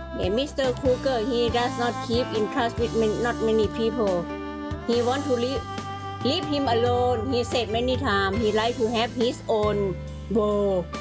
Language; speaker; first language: English; non-native, learner; Thai